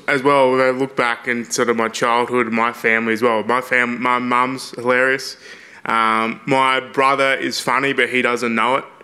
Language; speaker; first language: English; native; English